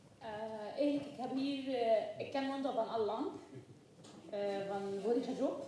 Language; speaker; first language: Dutch; non-native, learner; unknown